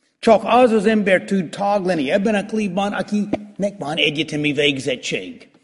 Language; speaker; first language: Hungarian; non-native, fluent; English